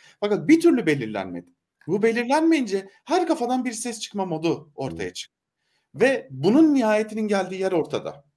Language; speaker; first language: Turkish; native; Turkish